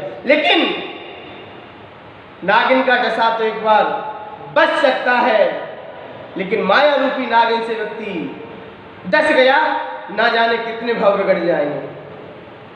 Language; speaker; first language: Hindi; native; Hindi